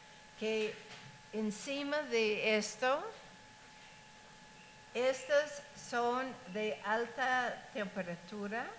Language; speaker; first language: Spanish; non-native, fluent; English